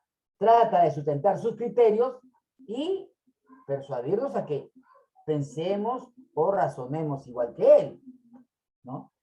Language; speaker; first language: Spanish; native; Spanish